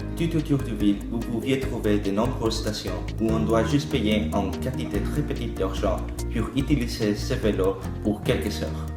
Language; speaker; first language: French; non-native, learner; English